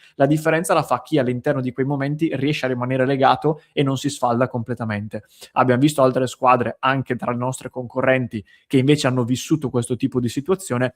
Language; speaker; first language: Italian; native; Italian